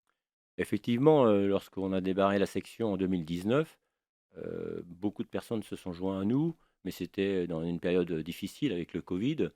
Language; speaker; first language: French; native; French